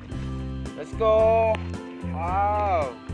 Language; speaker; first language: English; non-native, learner; Khmer